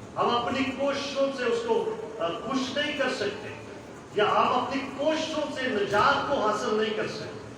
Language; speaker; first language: Urdu; non-native, local second language; Punjabi